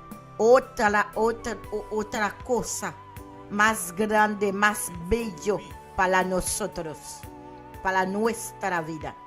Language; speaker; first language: Spanish; non-native, learner; Haitian Creole